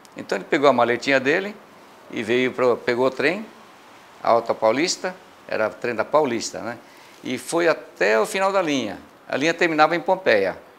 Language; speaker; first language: Portuguese; early bilingual, other home language; Japanese